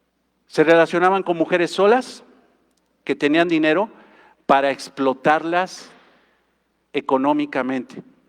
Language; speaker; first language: Spanish; native; Spanish